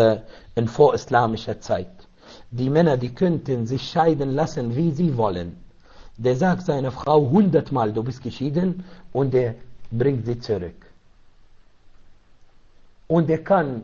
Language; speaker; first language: German; non-native, learner; Arabic